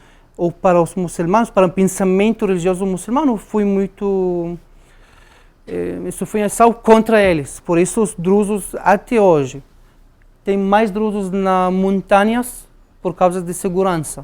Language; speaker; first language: Portuguese; non-native, learner; Arabic